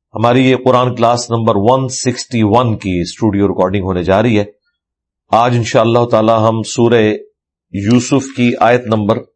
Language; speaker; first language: Urdu; non-native, local second language; Punjabi